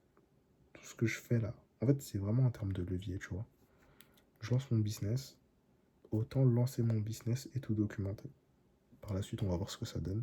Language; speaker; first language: French; native; French